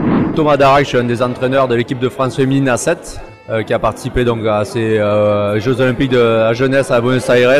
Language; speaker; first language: French; native; French